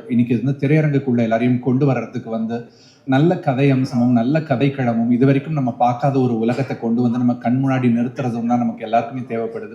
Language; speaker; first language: Tamil; native; Tamil